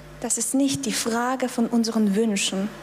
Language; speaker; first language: German; non-native, fluent; Russian